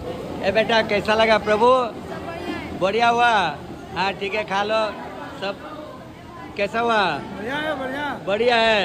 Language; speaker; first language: Hindi; non-native, local second language; Bangla